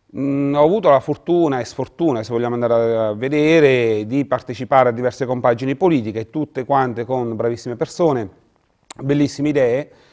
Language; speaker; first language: Italian; native; Italian